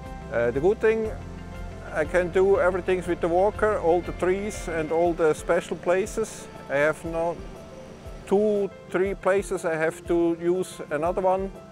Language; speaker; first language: English; non-native, learner; Swiss German